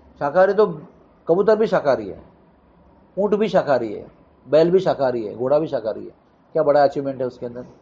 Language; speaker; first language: Hindi; non-native, local second language; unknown